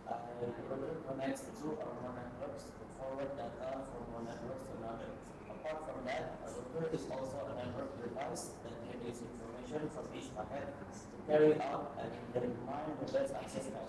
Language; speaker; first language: English; non-native, learner; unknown